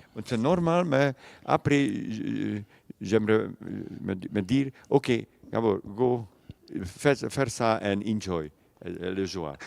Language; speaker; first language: French; non-native, learner; Hungarian